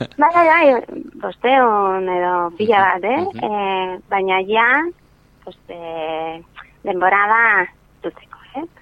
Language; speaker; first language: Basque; non-native, local second language; Spanish